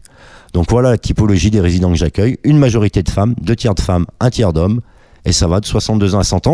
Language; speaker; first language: French; native; French